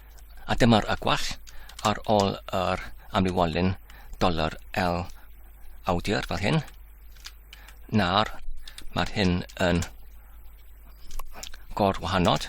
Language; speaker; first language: Welsh; non-native, learner; Polish